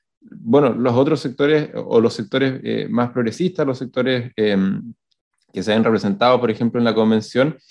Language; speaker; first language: Spanish; native; Spanish